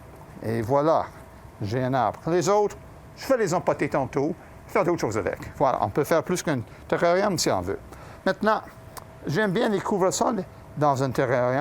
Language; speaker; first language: French; native; French